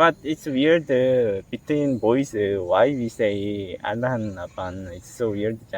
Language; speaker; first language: English; non-native, learner; Korean